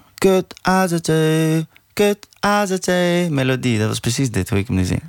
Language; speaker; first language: Dutch; early bilingual, other home language; Persian